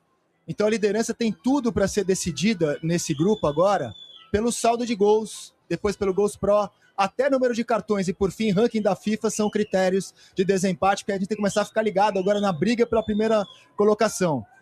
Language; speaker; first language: Portuguese; native; Portuguese